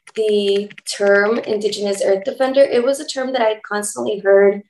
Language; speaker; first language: English; early bilingual, other home language; Spanish